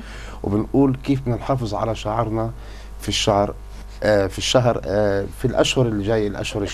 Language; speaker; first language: Arabic; native; Arabic